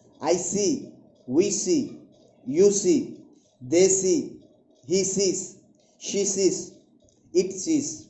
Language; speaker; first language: English; non-native, local second language; Telugu